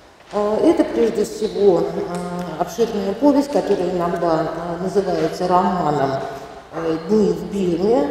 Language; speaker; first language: Russian; native; Russian